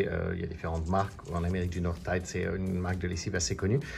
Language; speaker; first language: French; native; French